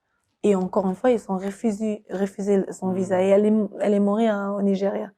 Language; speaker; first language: French; non-native, fluent; German